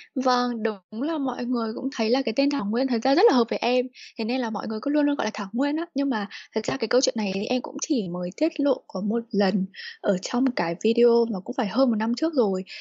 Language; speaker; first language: Vietnamese; native; Vietnamese